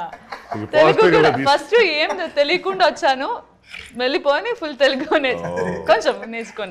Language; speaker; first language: Telugu; non-native, learner; Malayalam